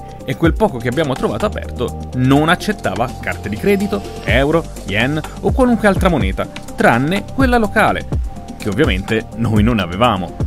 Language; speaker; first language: Italian; native; Italian